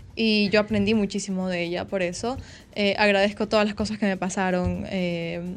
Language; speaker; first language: Spanish; native; Spanish